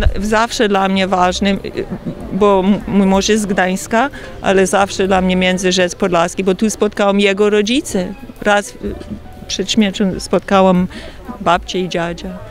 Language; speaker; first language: Polish; early bilingual, heritage; Polish